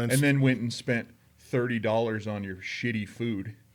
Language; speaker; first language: English; native; English